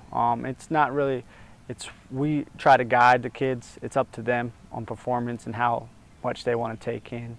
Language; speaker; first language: English; native; English